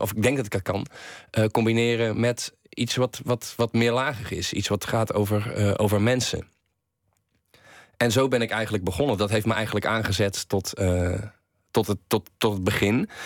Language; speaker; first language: Dutch; native; Dutch